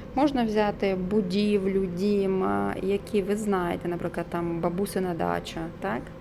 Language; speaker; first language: Ukrainian; non-native, local second language; Russian